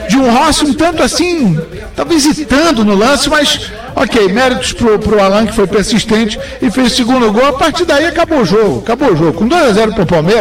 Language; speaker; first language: Portuguese; native; Portuguese